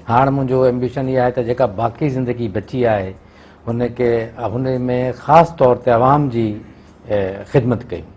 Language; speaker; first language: Sindhi; non-native, local second language; Urdu